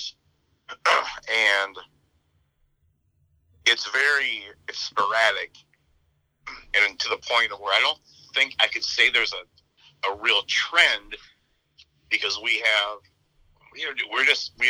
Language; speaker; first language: English; native; English